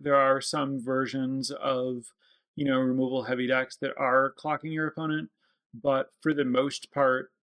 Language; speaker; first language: English; native; English